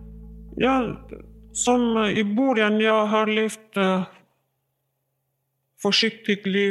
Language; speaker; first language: Swedish; non-native, learner; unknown